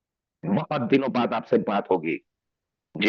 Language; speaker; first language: Hindi; native; Hindi